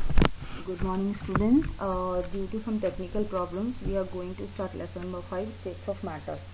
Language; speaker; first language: English; non-native, local second language; Hindi